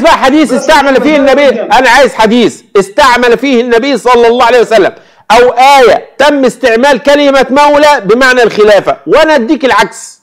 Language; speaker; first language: Arabic; native; Arabic